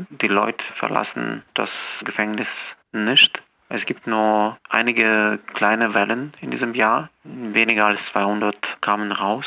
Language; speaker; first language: German; non-native, fluent; Belarusian